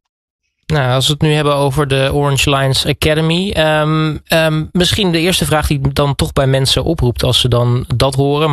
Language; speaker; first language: Dutch; native; Dutch